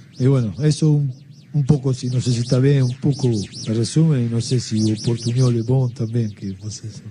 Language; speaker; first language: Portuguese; non-native, learner; Spanish